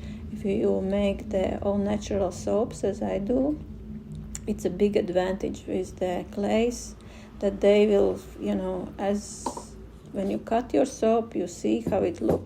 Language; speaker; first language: English; non-native, fluent; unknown